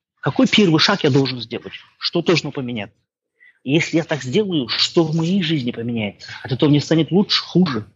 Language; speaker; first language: Russian; non-native, local second language; Kazakh